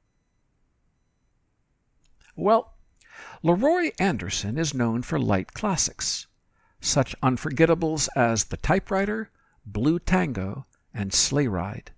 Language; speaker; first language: English; native; English